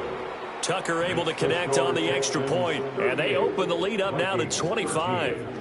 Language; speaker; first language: English; native; English